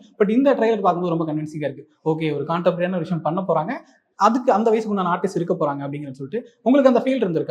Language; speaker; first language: Tamil; native; Tamil